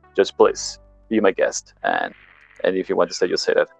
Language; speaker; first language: English; non-native, learner; Spanish